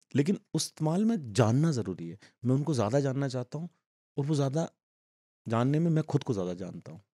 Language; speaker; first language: Hindi; native; Hindi